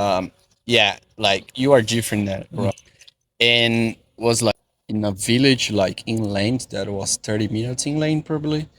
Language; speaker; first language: English; non-native, fluent; Portuguese